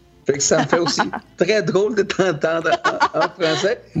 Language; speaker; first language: French; non-native, fluent; Portuguese